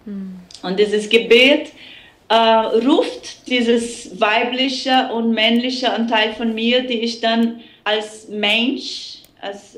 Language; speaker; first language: German; non-native, fluent; Portuguese